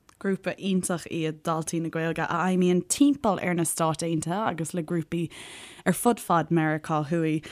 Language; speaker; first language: Irish; native; Irish